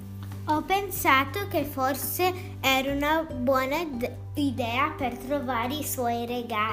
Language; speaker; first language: Italian; early bilingual, heritage; English